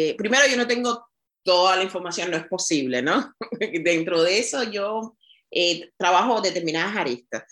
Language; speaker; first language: Spanish; native; Spanish